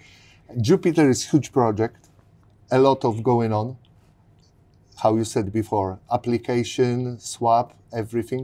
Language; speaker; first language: English; non-native, learner; Polish